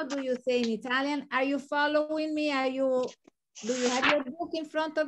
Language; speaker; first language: English; non-native, fluent; Italian